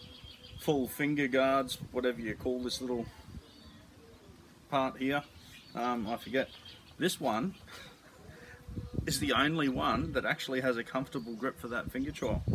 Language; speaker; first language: English; native; English